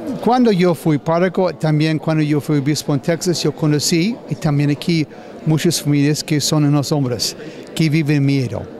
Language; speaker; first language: Spanish; non-native, learner; English